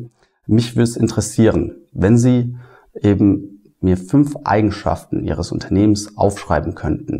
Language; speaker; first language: German; native; German